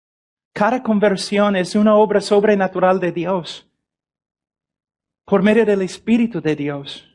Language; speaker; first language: Spanish; non-native, fluent; English